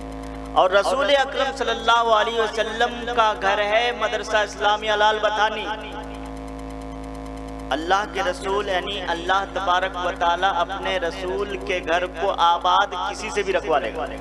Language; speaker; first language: Urdu; native; Urdu